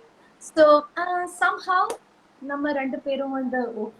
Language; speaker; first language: Tamil; non-native, learner; Malayalam